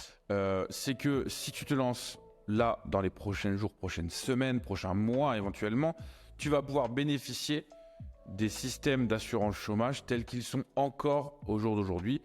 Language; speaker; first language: French; native; French